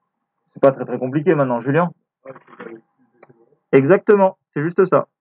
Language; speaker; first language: French; native; French